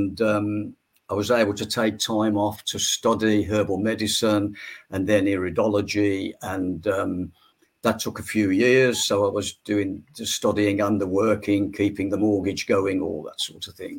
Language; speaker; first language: English; native; English